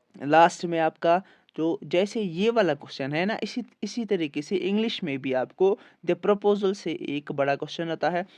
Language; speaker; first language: Urdu; non-native, local second language; Kashmiri